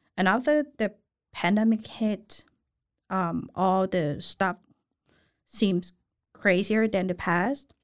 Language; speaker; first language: English; non-native, learner; Thai